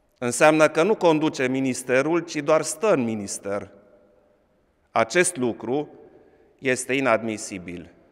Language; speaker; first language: Romanian; non-native, local second language; German